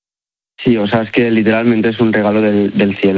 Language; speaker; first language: Spanish; native; Spanish